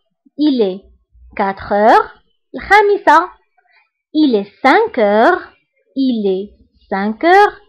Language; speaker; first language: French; non-native, local second language; Arabic